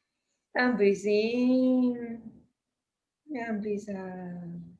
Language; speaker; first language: English; non-native, learner; Japanese